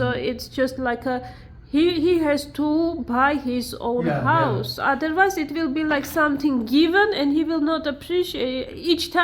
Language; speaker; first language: English; non-native, learner; Armenian